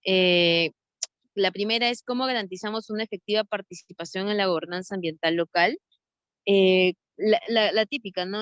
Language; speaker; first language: Spanish; native; Spanish